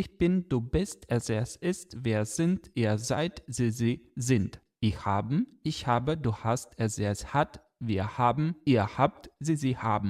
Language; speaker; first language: German; non-native, fluent; Ukrainian